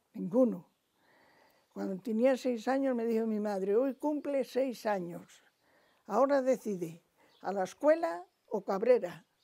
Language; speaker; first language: Spanish; native; Spanish